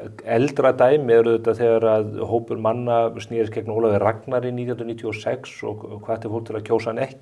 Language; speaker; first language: Icelandic; native; Icelandic